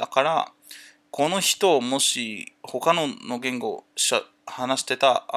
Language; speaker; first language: Japanese; non-native, learner; English